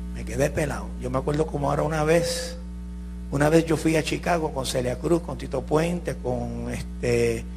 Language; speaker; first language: Spanish; early bilingual, heritage; Spanish